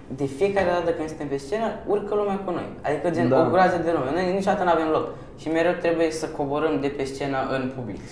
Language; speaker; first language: Romanian; early bilingual, other home language; Persian